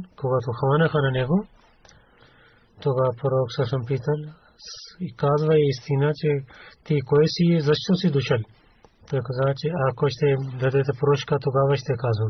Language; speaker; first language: Bulgarian; non-native, learner; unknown